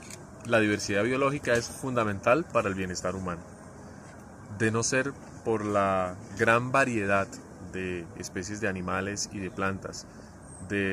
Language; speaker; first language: Spanish; native; Spanish